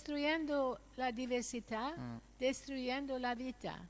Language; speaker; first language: Italian; non-native, learner; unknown